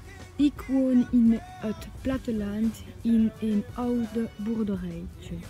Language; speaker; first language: Dutch; non-native, learner; French